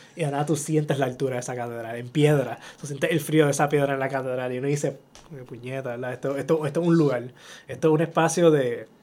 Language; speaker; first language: Spanish; native; Spanish